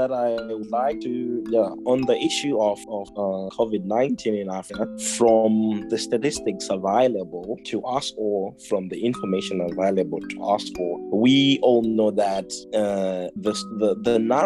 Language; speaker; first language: English; non-native, local second language; Shona